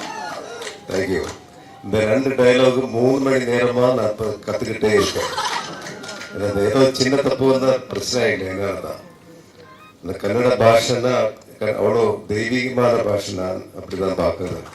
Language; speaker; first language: Tamil; non-native, local second language; Malayalam